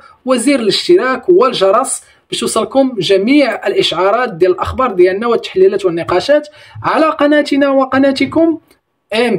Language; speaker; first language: Arabic; native; Arabic